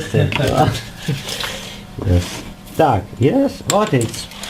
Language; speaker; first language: English; non-native, learner; Russian